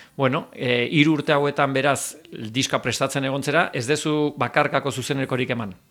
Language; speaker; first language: Basque; native; Basque